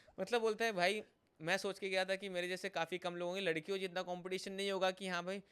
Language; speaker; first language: Hindi; native; Hindi